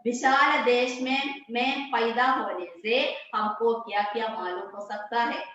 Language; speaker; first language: Hindi; non-native, local second language; Malayalam